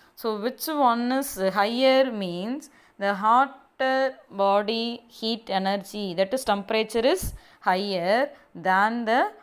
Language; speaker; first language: English; non-native, local second language; Tamil